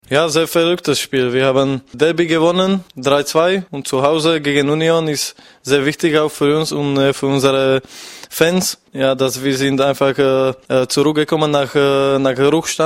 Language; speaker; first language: German; non-native, fluent; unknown